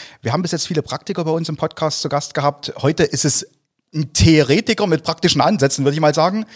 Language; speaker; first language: German; native; German